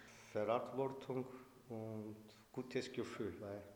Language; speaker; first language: German; non-native, learner; Turkish